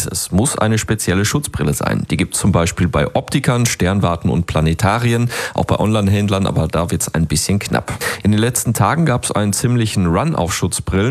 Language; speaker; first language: German; native; German